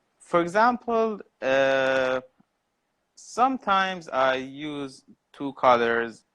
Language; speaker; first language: English; non-native, learner; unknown